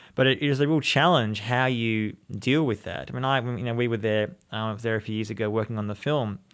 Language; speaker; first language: English; native; English